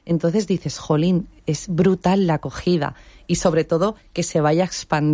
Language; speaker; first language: Spanish; native; Spanish